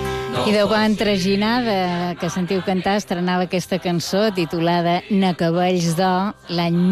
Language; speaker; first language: Catalan; native; Catalan